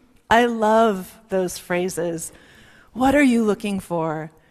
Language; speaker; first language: English; native; English